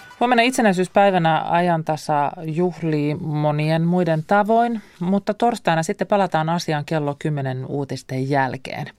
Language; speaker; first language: Finnish; native; Finnish